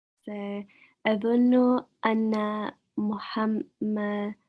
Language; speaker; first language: Arabic; non-native, learner; English